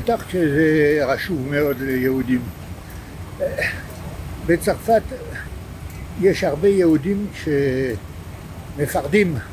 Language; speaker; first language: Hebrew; non-native, learner; French